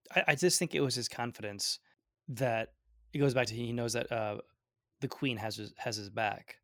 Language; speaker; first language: English; early bilingual, other home language; Gujarati